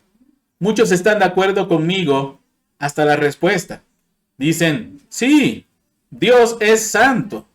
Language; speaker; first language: Spanish; non-native, fluent; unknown